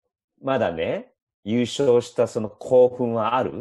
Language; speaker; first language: Japanese; native; Japanese